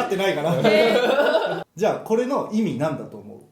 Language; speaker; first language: Japanese; native; Japanese